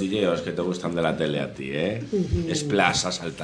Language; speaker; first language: Spanish; native; Spanish